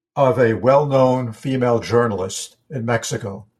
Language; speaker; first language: English; native; English